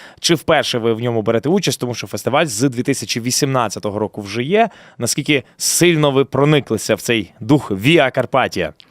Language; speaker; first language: Ukrainian; native; Ukrainian